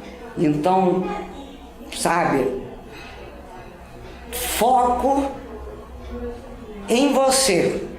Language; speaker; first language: Portuguese; native; Portuguese